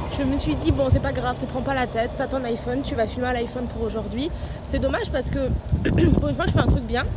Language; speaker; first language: French; native; French